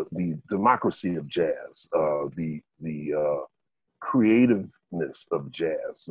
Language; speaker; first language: English; native; English